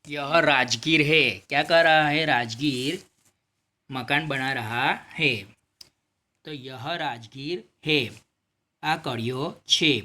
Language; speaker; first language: Hindi; non-native, local second language; Gujarati